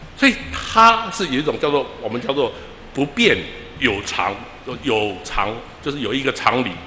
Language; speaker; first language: Chinese; native; Chinese